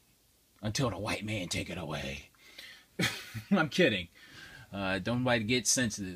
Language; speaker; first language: English; native; English